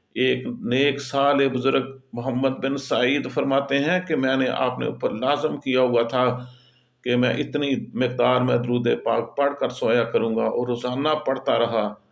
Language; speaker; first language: Urdu; native; Urdu